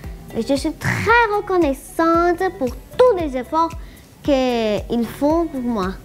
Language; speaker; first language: French; non-native, learner; Greek